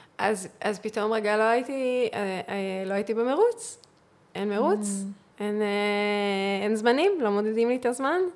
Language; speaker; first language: Hebrew; native; Hebrew